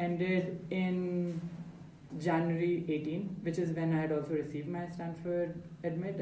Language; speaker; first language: English; non-native, local second language; Hindi